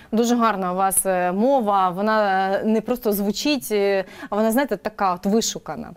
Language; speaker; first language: Ukrainian; native; Ukrainian